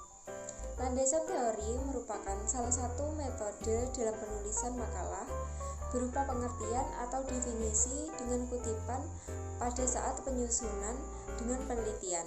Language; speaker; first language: Indonesian; native; Indonesian